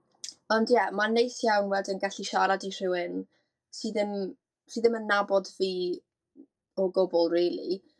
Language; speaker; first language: Welsh; native; Welsh